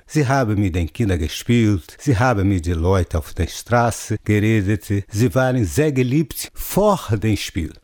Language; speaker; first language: German; non-native, fluent; Portuguese